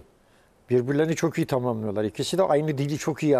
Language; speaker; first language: Turkish; native; Turkish